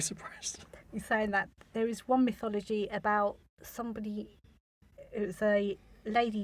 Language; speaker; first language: English; native; English